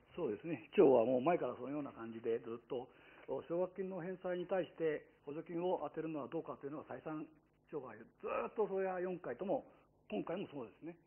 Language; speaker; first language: Japanese; native; Japanese